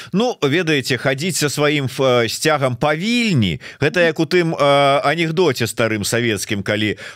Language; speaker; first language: Belarusian; non-native, local second language; Russian